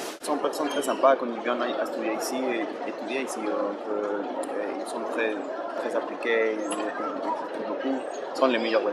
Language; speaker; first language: French; non-native, learner; Spanish